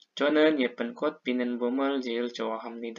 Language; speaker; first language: Korean; non-native, fluent; Indonesian